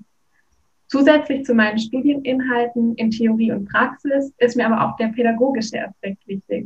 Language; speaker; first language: German; native; German